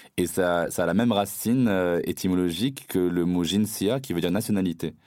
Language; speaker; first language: French; non-native, local second language; Arabic